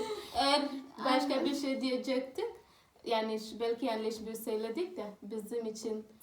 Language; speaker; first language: Turkish; non-native, learner; Swahili